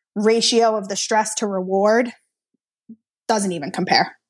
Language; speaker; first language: English; native; English